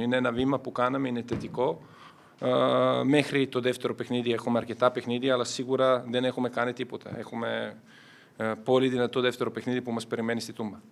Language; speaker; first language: Greek; non-native, fluent; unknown